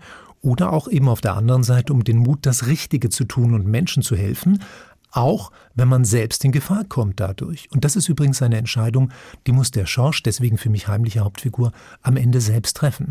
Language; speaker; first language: German; native; German